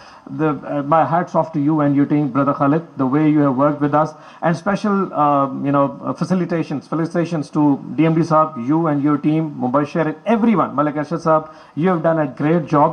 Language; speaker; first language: English; non-native, local second language; Urdu